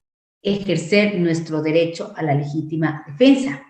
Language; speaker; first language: Spanish; native; Spanish